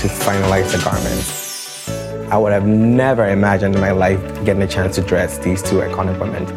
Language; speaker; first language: English; non-native, local second language; Akan